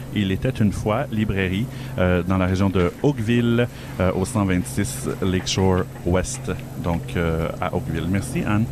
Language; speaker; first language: French; native; French